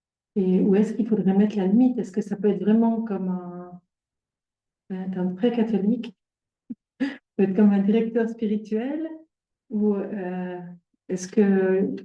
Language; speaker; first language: French; native; French